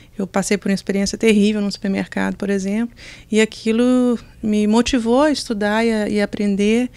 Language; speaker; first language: Portuguese; native; Portuguese